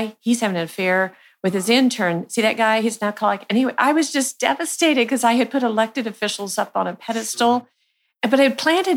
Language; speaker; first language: English; native; English